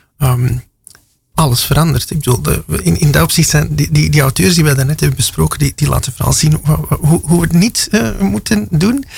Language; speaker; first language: Dutch; native; Dutch